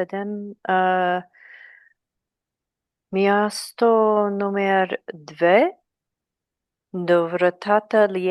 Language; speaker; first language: Bulgarian; non-native, learner; English